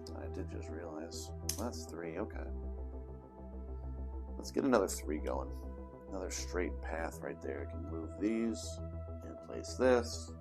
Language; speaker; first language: English; native; English